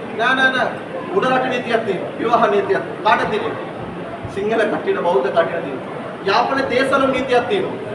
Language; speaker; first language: Sinhala; non-native, local second language; Tamil